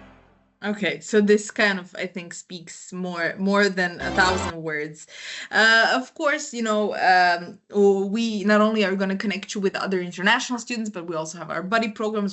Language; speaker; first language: English; non-native, fluent; Croatian